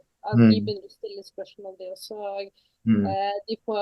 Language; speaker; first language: Norwegian; early bilingual, other home language; Tamil